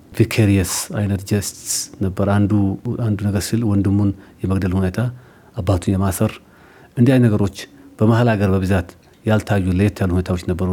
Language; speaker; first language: Amharic; non-native, local second language; Somali